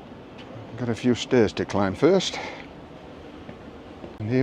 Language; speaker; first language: English; native; English